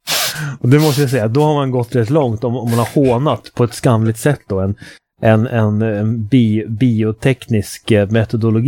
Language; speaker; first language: Swedish; native; Swedish